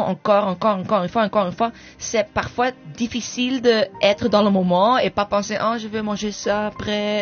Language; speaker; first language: French; non-native, learner; English